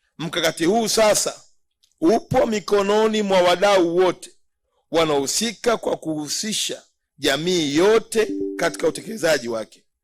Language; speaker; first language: Swahili; native; Swahili